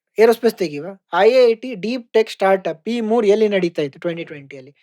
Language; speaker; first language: Kannada; native; Kannada